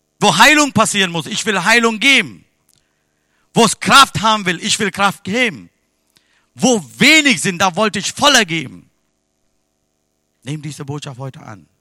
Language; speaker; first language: German; non-native, fluent; Tamil